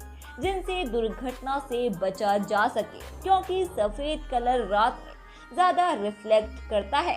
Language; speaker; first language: Hindi; native; Hindi